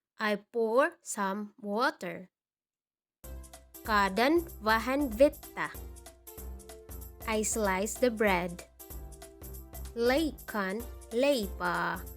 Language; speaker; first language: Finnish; non-native, learner; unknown